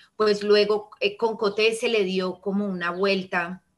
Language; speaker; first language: Spanish; early bilingual, heritage; Italian